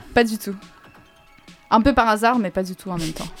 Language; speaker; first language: French; non-native, fluent; Ukrainian